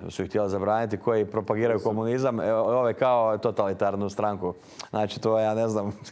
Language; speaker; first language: Croatian; native; Croatian